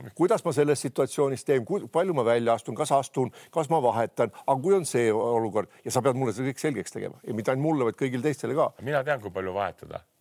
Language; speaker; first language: Estonian; native; Estonian